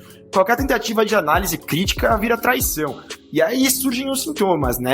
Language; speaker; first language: Portuguese; native; Portuguese